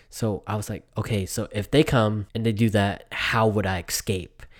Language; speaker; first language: English; early bilingual, other home language; Vietnamese